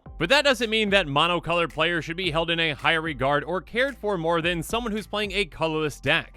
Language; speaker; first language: English; native; English